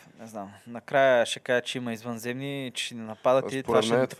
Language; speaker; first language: Bulgarian; native; Bulgarian